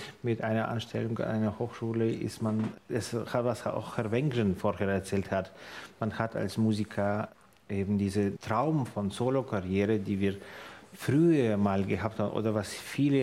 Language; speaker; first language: German; non-native, fluent; Ukrainian